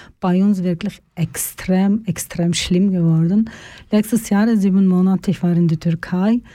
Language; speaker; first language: German; non-native, learner; Turkish